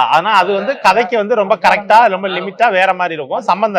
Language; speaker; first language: Tamil; native; Tamil